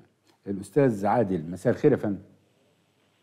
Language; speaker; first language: Arabic; native; Arabic